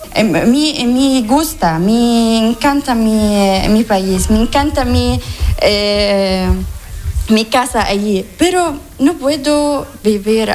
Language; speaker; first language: Spanish; non-native, learner; Arabic